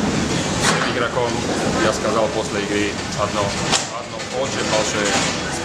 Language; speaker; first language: Russian; non-native, learner; Slovak